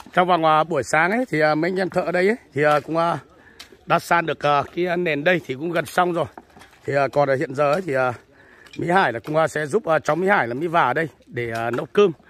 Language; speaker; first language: Vietnamese; non-native, local second language; Hmong